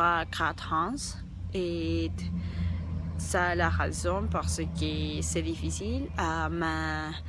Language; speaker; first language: French; non-native, learner; Spanish